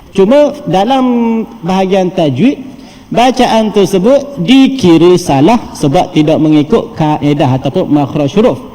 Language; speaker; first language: Malay; native; Malay